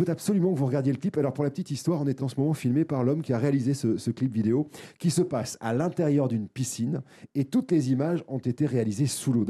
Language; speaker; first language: French; native; French